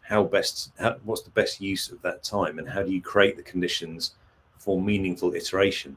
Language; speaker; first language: English; native; English